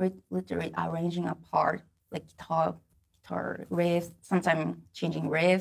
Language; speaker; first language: English; non-native, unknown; Japanese